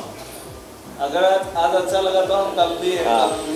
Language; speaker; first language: Hindi; non-native, local second language; Assamese